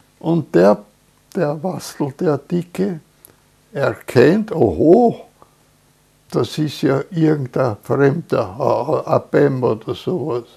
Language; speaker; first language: German; native; German